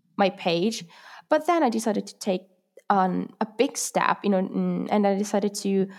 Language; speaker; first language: English; non-native, fluent; Italian